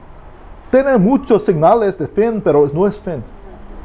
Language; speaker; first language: Spanish; non-native, learner; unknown